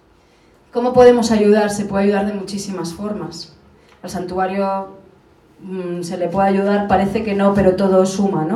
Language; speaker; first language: Spanish; native; Spanish